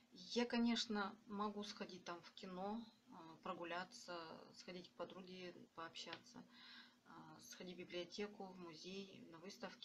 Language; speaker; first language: Russian; native; Russian